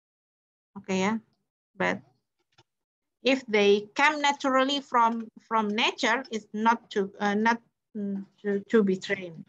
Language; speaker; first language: English; non-native, fluent; Indonesian